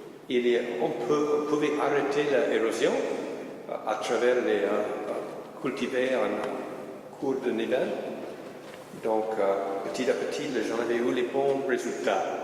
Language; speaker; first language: French; non-native, fluent; English